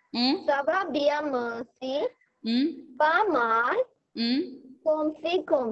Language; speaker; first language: French; non-native, learner; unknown